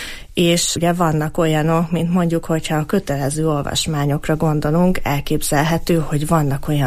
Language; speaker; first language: Hungarian; native; Hungarian